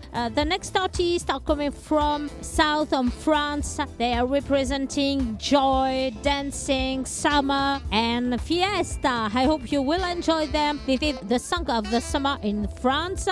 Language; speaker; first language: English; non-native, fluent; French